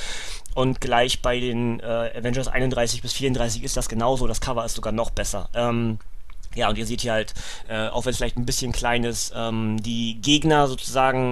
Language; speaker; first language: German; native; German